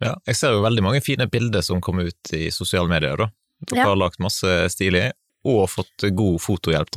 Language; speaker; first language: Norwegian; native; Norwegian